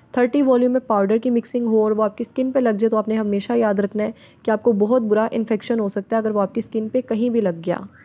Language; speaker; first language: Urdu; native; Urdu